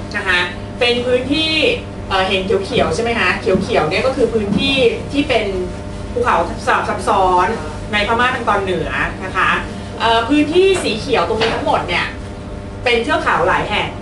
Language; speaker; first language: Thai; native; Thai